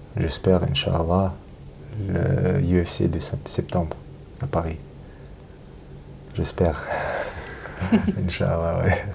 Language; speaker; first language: French; non-native, learner; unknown